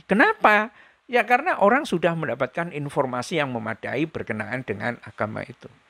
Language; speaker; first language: Indonesian; native; Indonesian